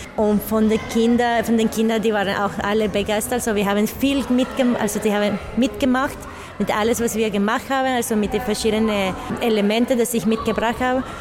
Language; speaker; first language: German; non-native, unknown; Spanish